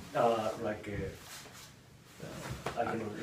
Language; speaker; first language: English; non-native, learner; Japanese